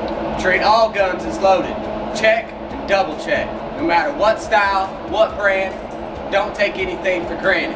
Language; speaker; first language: English; native; English